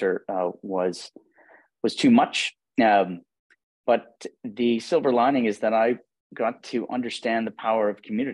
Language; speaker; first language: English; native; English